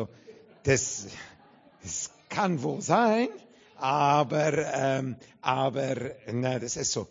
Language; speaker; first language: German; non-native, learner; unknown